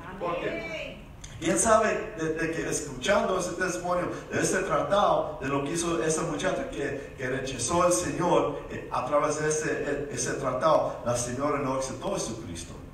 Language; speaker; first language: Spanish; early bilingual, heritage; Spanish